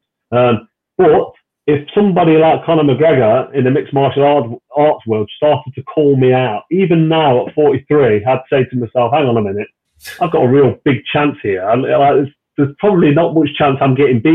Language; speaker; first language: English; native; English